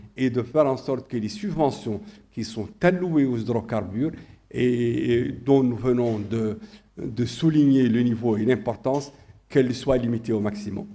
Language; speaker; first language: French; non-native, local second language; Arabic